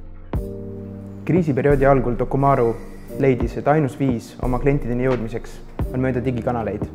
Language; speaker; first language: Estonian; native; Estonian